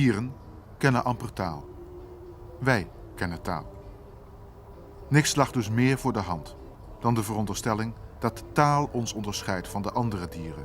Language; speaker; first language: Dutch; native; Dutch